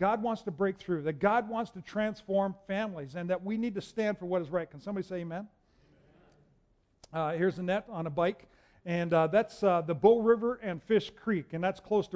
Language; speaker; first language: English; native; English